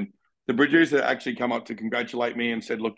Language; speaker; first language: English; native; English